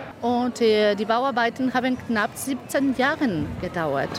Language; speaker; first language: German; non-native, fluent; Spanish